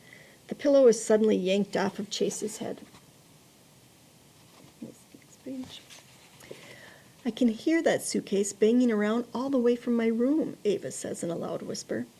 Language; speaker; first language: English; native; English